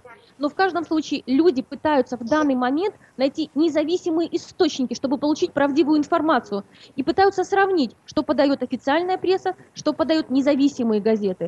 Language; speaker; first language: Russian; native; Russian